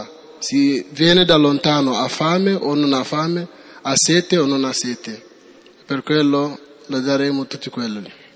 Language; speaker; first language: Italian; non-native, learner; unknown